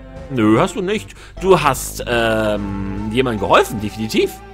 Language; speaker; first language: German; native; German